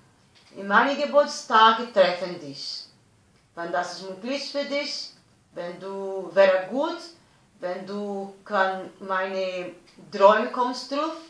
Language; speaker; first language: German; non-native, learner; Portuguese